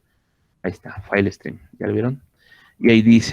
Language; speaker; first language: Spanish; native; Spanish